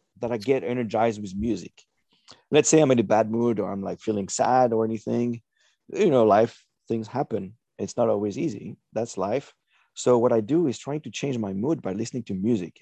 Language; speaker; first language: English; non-native, fluent; French